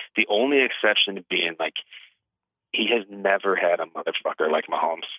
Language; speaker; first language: English; native; English